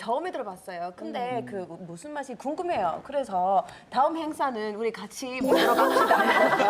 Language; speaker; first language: Korean; non-native, learner; English